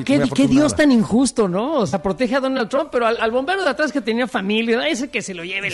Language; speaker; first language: Spanish; native; Spanish